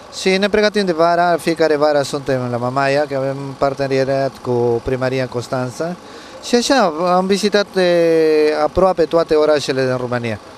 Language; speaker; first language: Romanian; non-native, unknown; Spanish